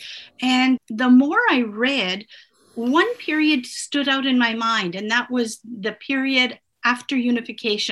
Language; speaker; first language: English; non-native, fluent; Italian